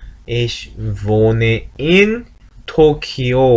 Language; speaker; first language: German; non-native, learner; Korean